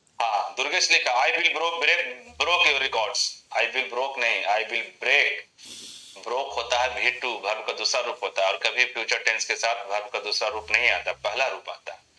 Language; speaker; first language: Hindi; native; Hindi